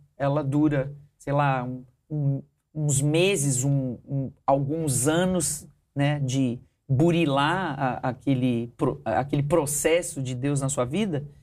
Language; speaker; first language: Portuguese; early bilingual, heritage; Portuguese